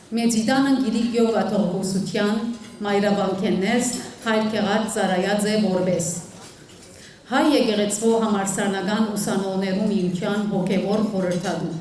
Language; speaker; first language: Armenian; early bilingual, heritage; Armenian